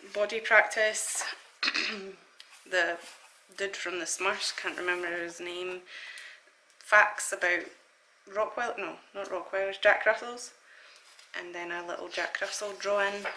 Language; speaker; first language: English; native; English